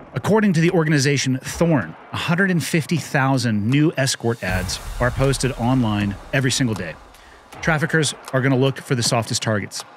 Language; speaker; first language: English; native; English